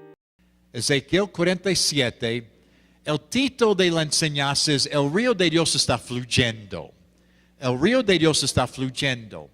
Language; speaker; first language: Spanish; non-native, fluent; English